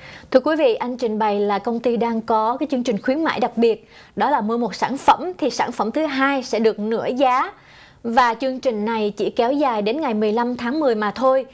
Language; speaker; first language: Vietnamese; native; Vietnamese